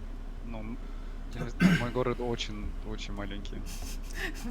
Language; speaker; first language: Russian; non-native, learner; English